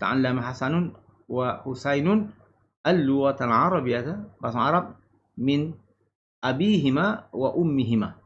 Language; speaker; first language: Arabic; non-native, fluent; Malay